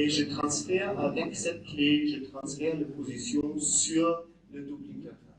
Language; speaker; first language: French; non-native, learner; German